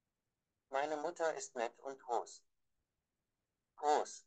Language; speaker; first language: German; non-native, learner; Vietnamese